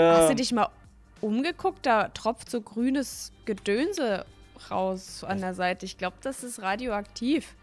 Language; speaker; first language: German; native; German